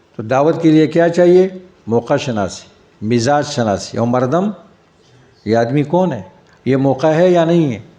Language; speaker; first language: Urdu; non-native, local second language; Pashto